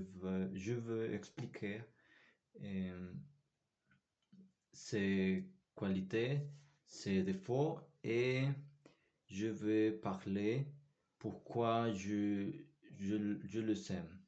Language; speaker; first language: French; non-native, learner; Spanish